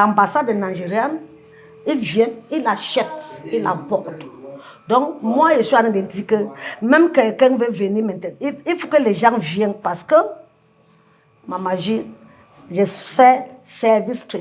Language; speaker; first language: French; non-native, learner; English